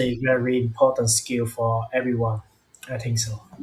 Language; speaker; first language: English; non-native, learner; Vietnamese